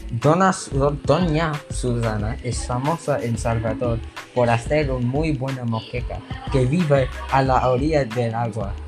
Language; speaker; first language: Spanish; non-native, learner; English